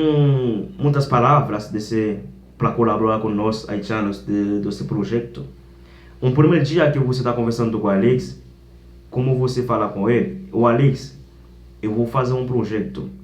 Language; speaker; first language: Portuguese; non-native, learner; Haitian Creole